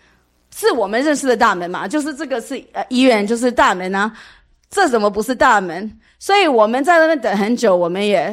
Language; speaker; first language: Chinese; early bilingual, heritage; English